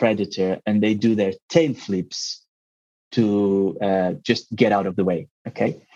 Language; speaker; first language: English; non-native, fluent; Portuguese